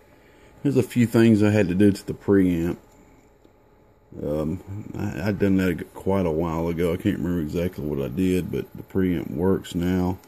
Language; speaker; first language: English; native; English